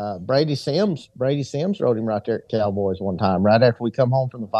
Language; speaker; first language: English; native; English